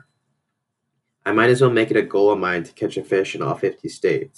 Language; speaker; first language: English; native; English